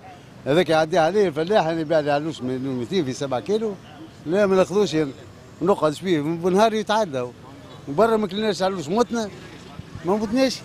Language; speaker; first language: Arabic; native; Arabic